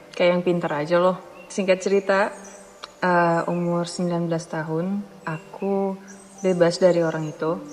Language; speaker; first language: Indonesian; non-native, fluent; Dutch